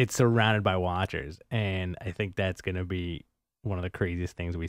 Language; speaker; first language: English; native; English